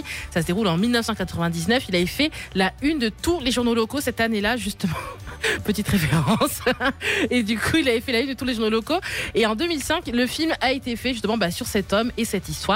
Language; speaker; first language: French; native; French